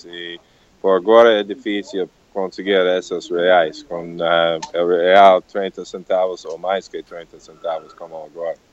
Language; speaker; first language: Portuguese; non-native, learner; English